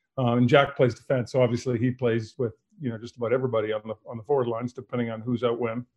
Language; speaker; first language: English; native; English